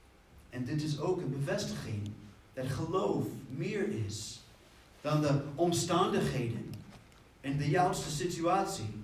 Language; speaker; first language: Dutch; non-native, fluent; English